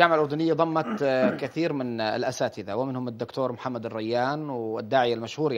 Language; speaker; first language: Arabic; native; Arabic